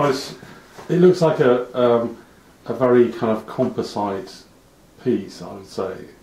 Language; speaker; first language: English; native; English